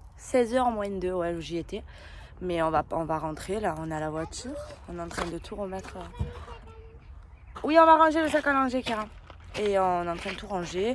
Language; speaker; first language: French; native; French